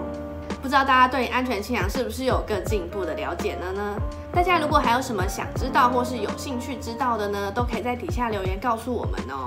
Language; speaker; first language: Chinese; native; Chinese